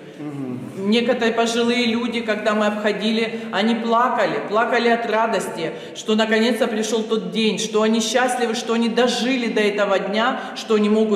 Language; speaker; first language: Russian; native; Russian